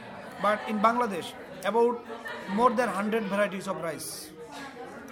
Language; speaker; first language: English; non-native, learner; Bangla